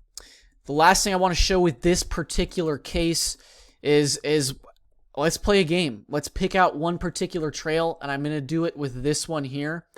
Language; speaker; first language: English; native; English